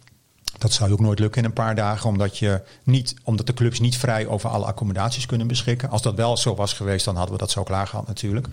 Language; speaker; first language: Dutch; native; Dutch